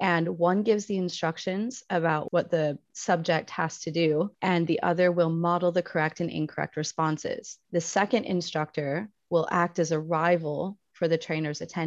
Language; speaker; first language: English; native; English